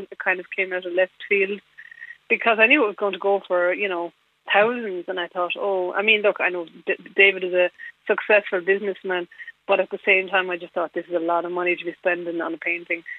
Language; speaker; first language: English; native; English